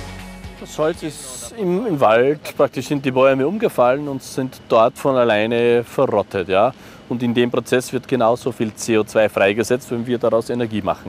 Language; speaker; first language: German; native; German